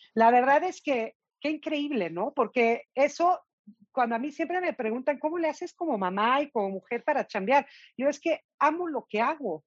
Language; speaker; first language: Spanish; native; Spanish